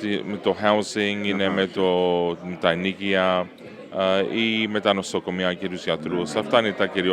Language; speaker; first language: Greek; early bilingual, heritage; Greek